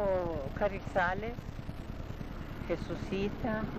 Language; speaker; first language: Spanish; early bilingual, other home language; Russian